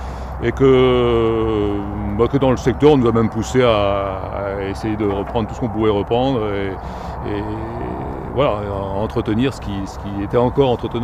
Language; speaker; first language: French; native; French